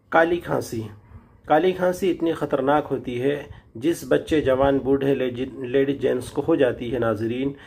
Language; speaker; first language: Urdu; native; Urdu